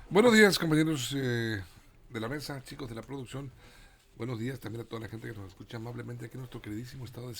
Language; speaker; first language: Spanish; native; Spanish